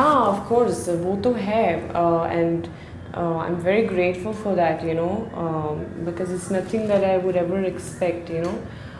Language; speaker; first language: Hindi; non-native, learner; Swedish